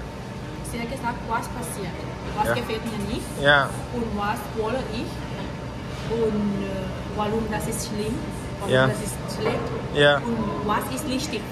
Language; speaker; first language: German; non-native, learner; Thai